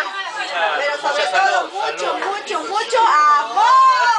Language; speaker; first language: Spanish; native; Spanish